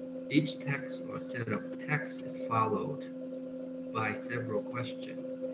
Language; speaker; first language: English; non-native, fluent; Vietnamese